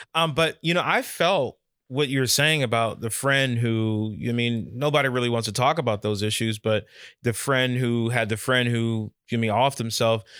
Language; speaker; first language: English; native; English